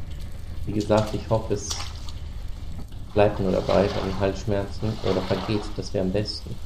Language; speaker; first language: German; native; German